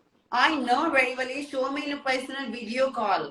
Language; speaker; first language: English; non-native, learner; Hindi